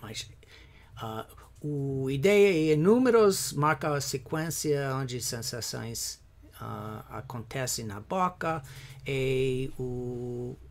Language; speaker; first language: Portuguese; non-native, fluent; English